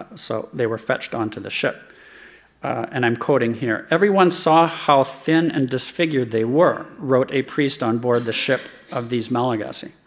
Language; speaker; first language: English; native; English